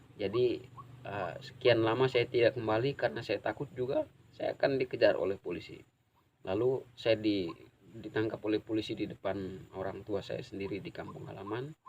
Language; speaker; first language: Indonesian; non-native, local second language; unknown